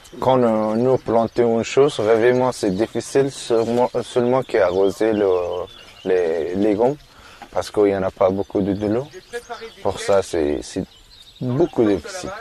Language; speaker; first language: French; non-native, learner; Persian